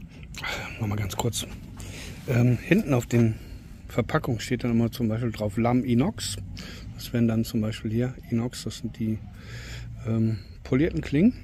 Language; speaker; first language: German; native; German